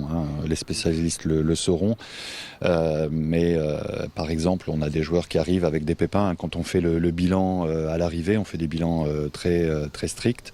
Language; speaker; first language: French; native; French